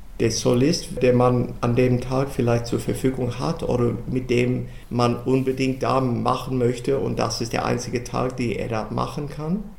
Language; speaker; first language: German; non-native, fluent; English